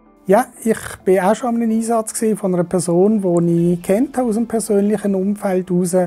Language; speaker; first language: German; native; German